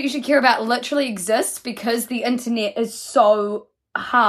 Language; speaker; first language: English; native; English